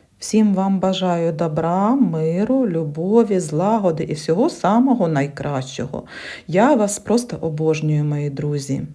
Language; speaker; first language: Ukrainian; non-native, local second language; Russian